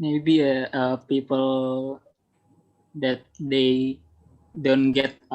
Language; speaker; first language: English; non-native, learner; Indonesian